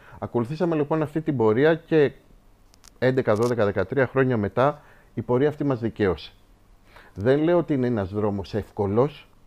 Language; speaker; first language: Greek; early bilingual, heritage; Greek